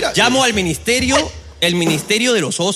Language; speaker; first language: Spanish; native; Spanish